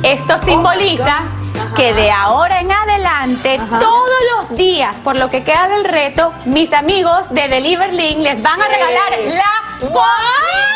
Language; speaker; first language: Spanish; native; Spanish